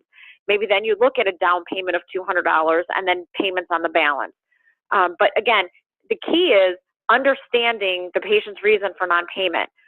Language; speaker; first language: English; native; English